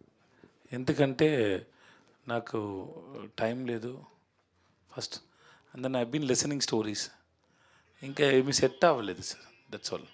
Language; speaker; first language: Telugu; non-native, learner; Tamil